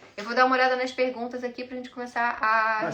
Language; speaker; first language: Portuguese; native; Portuguese